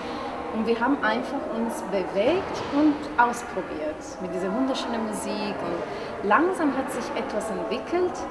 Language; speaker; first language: German; non-native, fluent; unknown